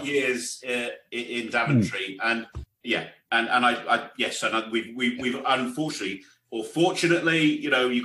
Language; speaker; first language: English; native; English